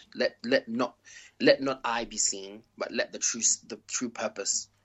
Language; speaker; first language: English; early bilingual, other home language; Shona